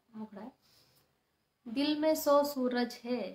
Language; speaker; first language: Hindi; non-native, local second language; Marathi